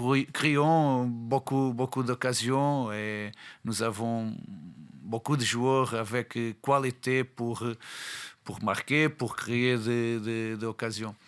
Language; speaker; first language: French; non-native, fluent; Portuguese